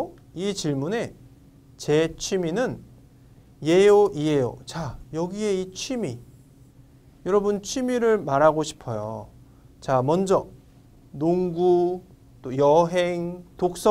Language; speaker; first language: Korean; non-native, fluent; Vietnamese